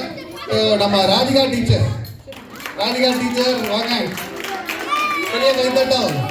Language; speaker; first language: Tamil; native; Tamil